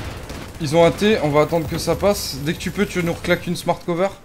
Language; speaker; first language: French; native; French